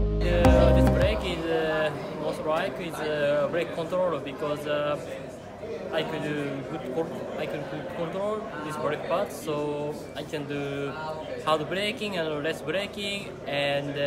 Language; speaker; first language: English; non-native, learner; Japanese